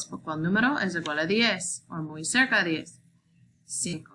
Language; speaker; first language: Spanish; non-native, learner; English